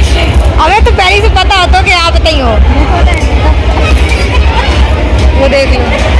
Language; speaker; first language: Hindi; native; Hindi